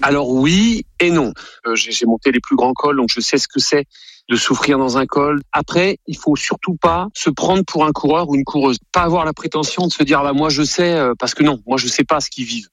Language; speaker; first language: French; native; French